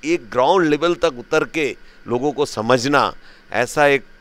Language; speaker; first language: Hindi; native; Hindi